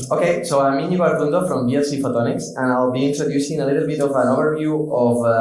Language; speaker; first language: English; non-native, fluent; Spanish